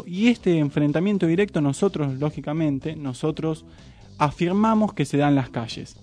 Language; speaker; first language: Spanish; native; Spanish